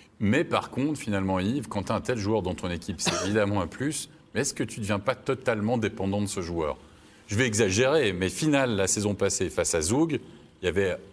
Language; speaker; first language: French; native; French